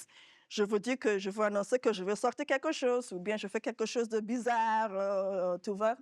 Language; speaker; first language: French; non-native, fluent; Yoruba